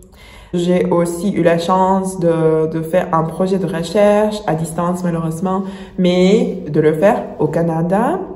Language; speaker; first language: French; non-native, fluent; Spanish